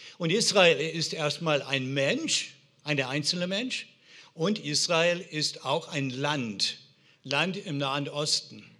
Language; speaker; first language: German; non-native, fluent; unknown